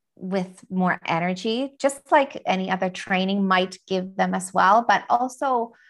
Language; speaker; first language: English; non-native, fluent; Finnish